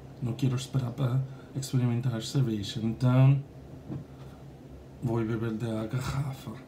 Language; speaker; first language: Portuguese; non-native, learner; English